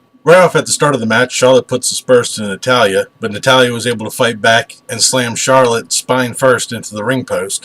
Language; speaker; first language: English; native; English